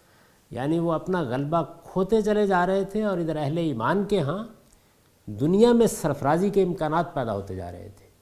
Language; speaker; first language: Urdu; native; Urdu